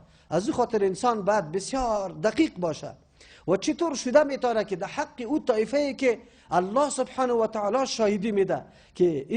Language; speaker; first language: Persian; native; Persian